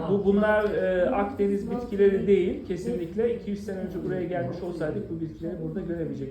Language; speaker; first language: Turkish; native; Turkish